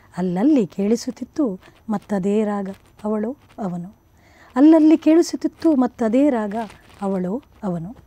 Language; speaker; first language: Kannada; non-native, local second language; Konkani